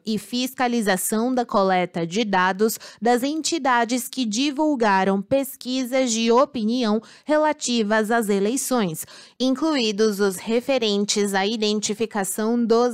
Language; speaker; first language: Portuguese; native; Portuguese